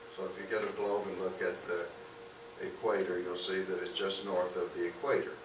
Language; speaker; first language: English; native; English